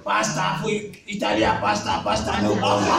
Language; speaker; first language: Italian; non-native, learner; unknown